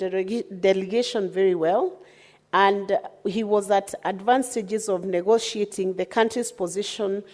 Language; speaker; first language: English; non-native, local second language; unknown